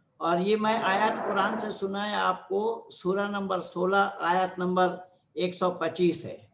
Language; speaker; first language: Hindi; non-native, local second language; Bangla